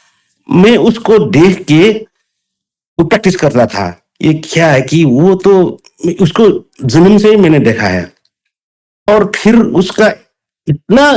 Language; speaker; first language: Hindi; non-native, local second language; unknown